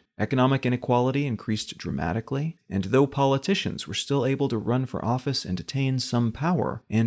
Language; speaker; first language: English; native; English